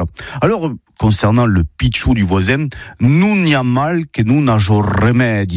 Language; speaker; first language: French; native; French